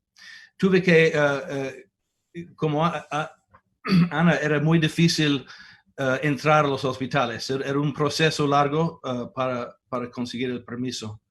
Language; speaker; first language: Spanish; non-native, fluent; English